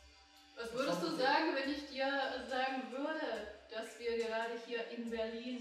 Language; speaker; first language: German; native; German